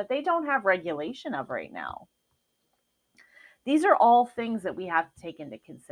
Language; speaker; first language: English; native; English